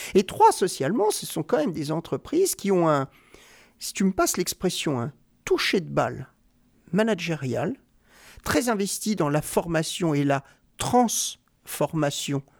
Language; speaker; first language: French; native; French